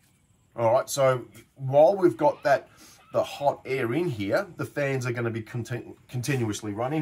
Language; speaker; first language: English; native; English